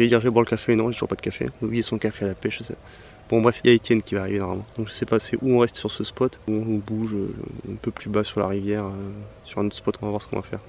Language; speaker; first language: French; native; French